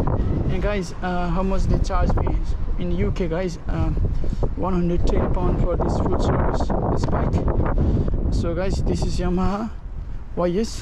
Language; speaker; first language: English; non-native, learner; Nepali